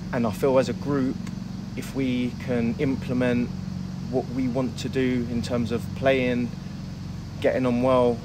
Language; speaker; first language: English; native; English